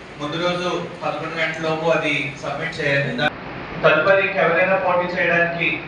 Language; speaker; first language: Telugu; native; Telugu